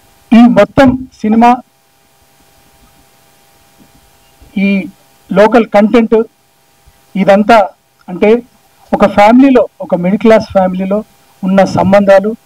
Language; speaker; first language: Telugu; native; Telugu